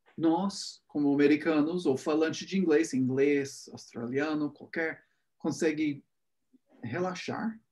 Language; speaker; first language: Portuguese; non-native, fluent; English